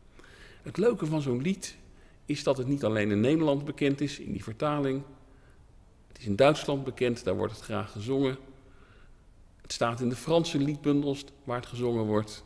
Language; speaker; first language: Dutch; native; Dutch